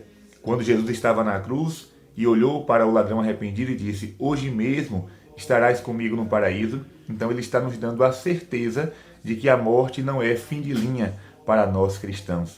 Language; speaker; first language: Portuguese; native; Portuguese